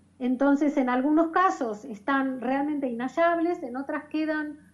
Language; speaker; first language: Spanish; native; Spanish